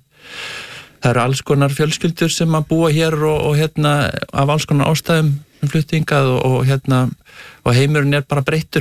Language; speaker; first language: Icelandic; native; Icelandic